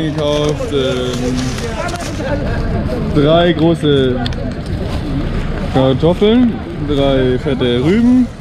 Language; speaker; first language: German; native; German